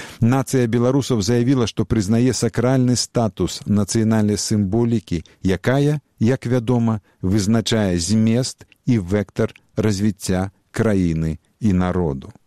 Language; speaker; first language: Belarusian; native; Belarusian